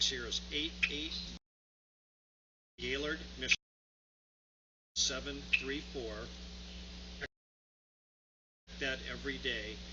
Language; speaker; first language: English; native; English